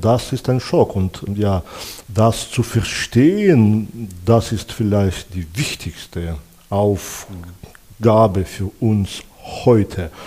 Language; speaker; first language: German; non-native, fluent; Belarusian